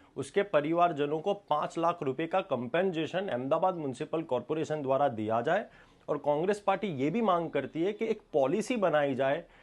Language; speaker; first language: Hindi; non-native, local second language; Gujarati